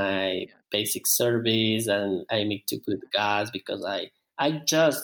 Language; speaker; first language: English; non-native, learner; Spanish